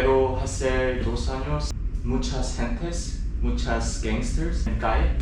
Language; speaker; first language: Spanish; non-native, learner; Korean